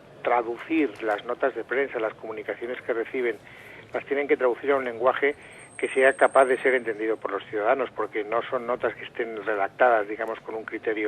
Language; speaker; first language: Spanish; native; Spanish